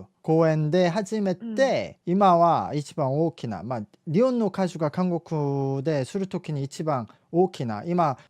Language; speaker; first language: Japanese; non-native, fluent; Korean